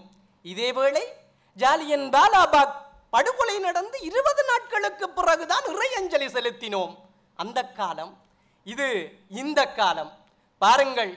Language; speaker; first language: Tamil; native; Tamil